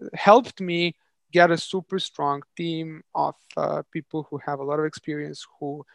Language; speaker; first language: English; non-native, fluent; Serbian